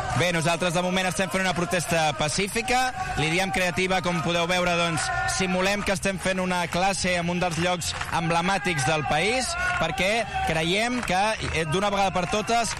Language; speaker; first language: Catalan; native; Catalan